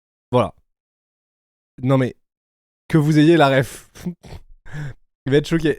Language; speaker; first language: French; native; French